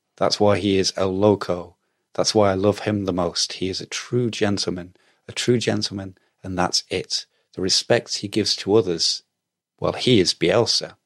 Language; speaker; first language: English; native; English